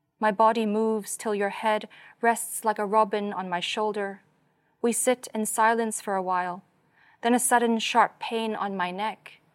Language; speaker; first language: English; non-native, local second language; Cantonese